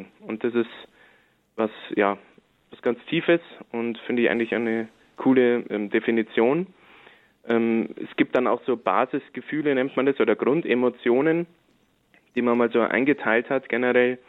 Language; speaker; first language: German; native; German